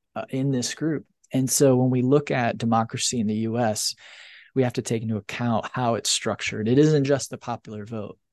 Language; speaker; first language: English; native; English